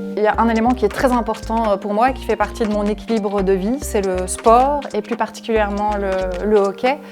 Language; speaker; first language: French; early bilingual, other home language; Arabic